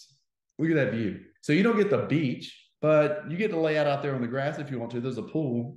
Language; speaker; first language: English; native; English